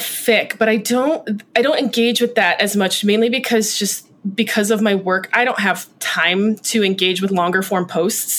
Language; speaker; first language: English; native; English